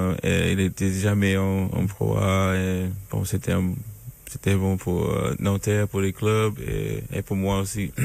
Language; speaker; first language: French; non-native, learner; English